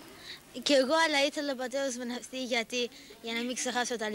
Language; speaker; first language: Greek; early bilingual, heritage; Greek